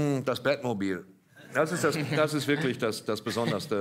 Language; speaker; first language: German; native; German